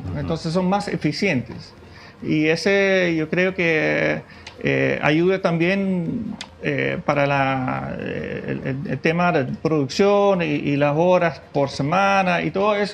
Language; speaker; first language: Spanish; non-native, fluent; Dutch